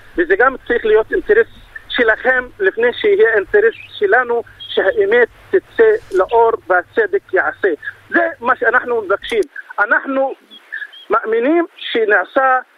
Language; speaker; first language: Hebrew; non-native, local second language; Arabic